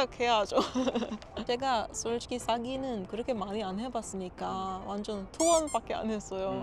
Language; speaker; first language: Korean; non-native, learner; Papiamento